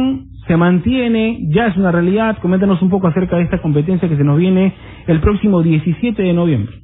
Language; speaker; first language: Spanish; native; Spanish